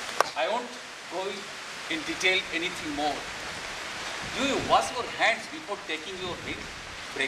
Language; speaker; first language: English; non-native, local second language; Hindi